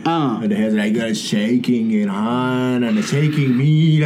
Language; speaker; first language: English; non-native, learner; Japanese